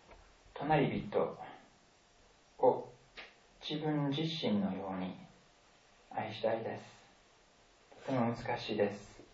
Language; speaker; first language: Japanese; non-native, fluent; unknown